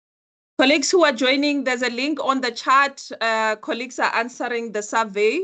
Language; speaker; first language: English; non-native, local second language; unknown